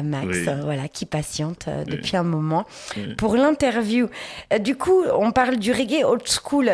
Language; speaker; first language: French; native; French